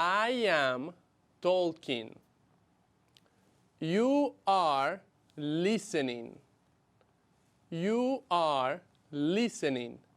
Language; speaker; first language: English; non-native, fluent; Spanish